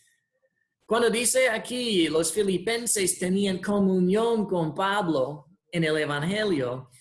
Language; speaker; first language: Spanish; non-native, fluent; English